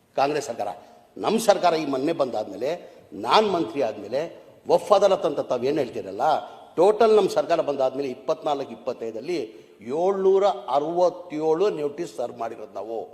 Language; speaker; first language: Kannada; non-native, local second language; Urdu